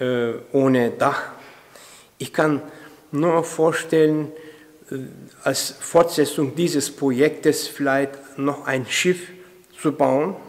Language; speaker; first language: German; non-native, fluent; Turkish